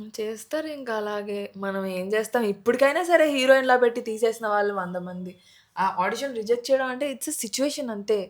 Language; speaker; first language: Telugu; native; Telugu